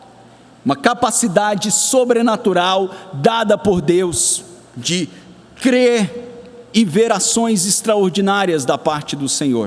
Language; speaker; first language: Portuguese; native; Portuguese